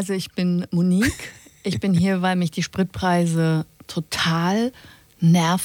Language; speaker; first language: German; native; German